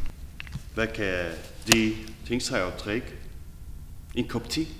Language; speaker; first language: Danish; non-native, learner; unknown